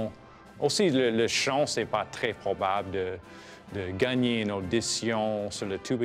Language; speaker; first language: French; non-native, fluent; English